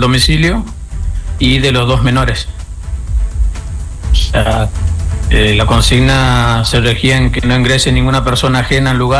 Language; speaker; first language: Spanish; native; Spanish